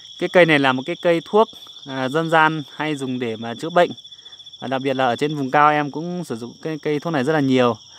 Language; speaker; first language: Vietnamese; non-native, local second language; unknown